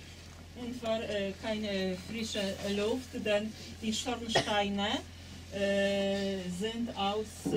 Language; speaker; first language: German; non-native, learner; Polish